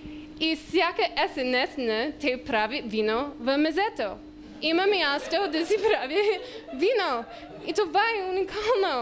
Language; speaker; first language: Bulgarian; non-native, learner; English